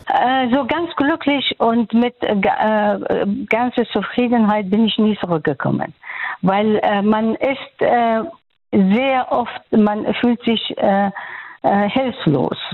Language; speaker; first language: German; non-native, fluent; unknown